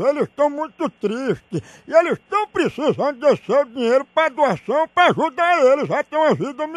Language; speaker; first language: Portuguese; native; Portuguese